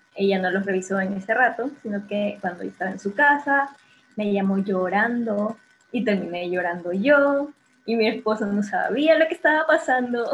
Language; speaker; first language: Spanish; native; Spanish